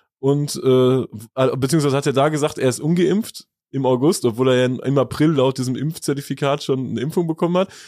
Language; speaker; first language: German; native; German